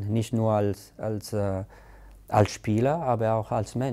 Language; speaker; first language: German; non-native, fluent; Italian